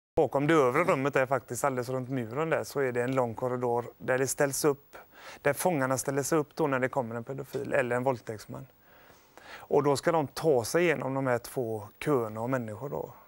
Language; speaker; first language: Swedish; native; Swedish